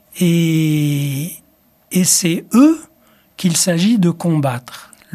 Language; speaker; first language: French; non-native, local second language; Arabic